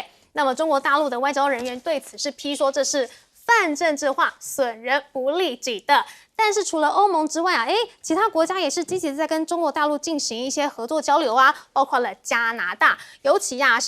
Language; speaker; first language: Chinese; native; Chinese